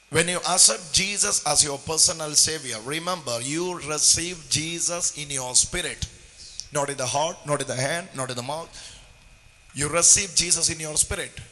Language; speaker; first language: English; non-native, local second language; Malayalam